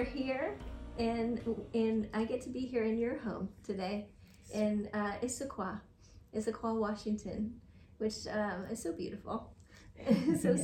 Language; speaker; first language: English; native; English